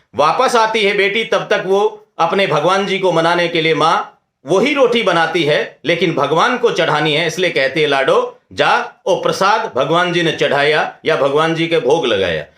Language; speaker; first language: Hindi; non-native, local second language; Rajasthani